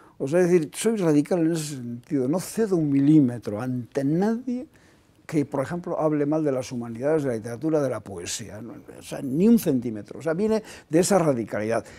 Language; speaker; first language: Spanish; non-native, local second language; Basque